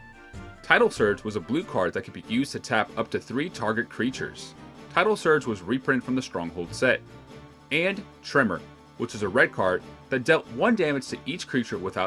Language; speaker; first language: English; native; English